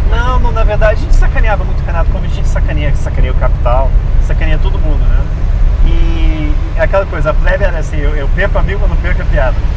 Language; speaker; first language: Portuguese; early bilingual, other home language; English